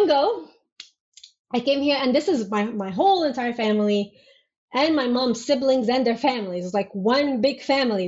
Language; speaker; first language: English; non-native, fluent; Arabic